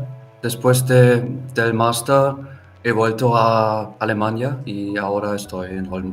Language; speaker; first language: Spanish; non-native, fluent; German